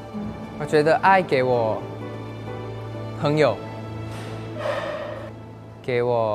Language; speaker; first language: Chinese; non-native, fluent; Thai